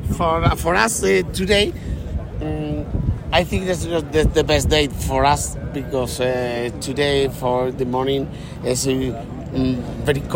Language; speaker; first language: English; non-native, learner; Spanish